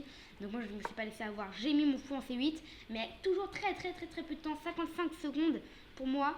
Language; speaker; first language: French; native; French